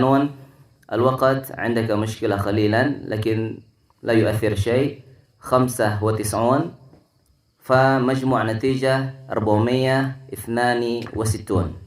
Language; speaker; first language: Arabic; non-native, fluent; Indonesian